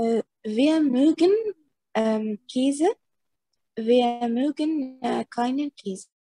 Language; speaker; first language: German; non-native, learner; Arabic